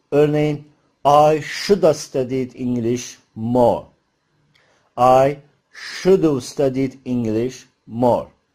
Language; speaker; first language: English; non-native, fluent; Turkish